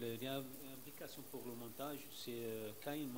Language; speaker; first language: French; non-native, fluent; Arabic